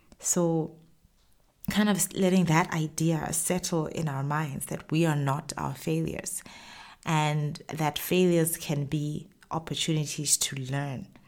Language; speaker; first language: English; non-native, local second language; Tswana